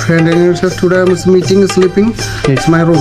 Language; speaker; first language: English; non-native, learner; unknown